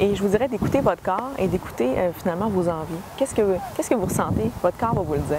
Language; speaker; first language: French; native; French